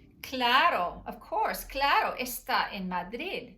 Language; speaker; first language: Spanish; non-native, fluent; English